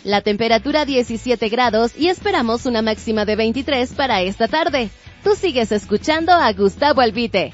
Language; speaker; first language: Spanish; native; Spanish